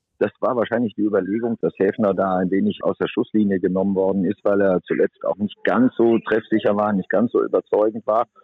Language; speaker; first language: German; native; German